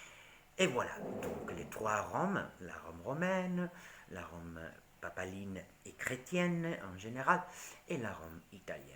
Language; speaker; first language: French; non-native, learner; Italian